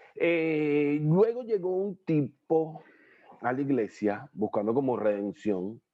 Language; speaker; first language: Spanish; native; Spanish